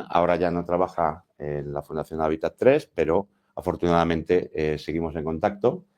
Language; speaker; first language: Spanish; native; Spanish